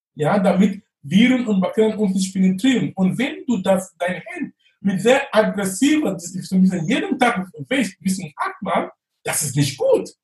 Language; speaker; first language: German; non-native, fluent; English